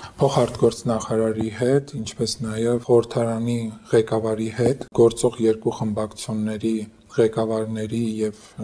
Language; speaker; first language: Armenian; non-native, local second language; Kurdish